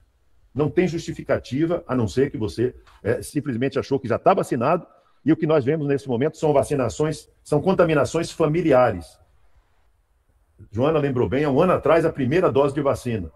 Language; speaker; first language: Portuguese; native; Portuguese